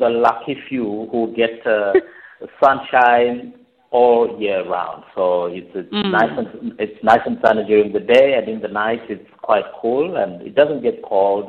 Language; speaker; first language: English; non-native, local second language; Shona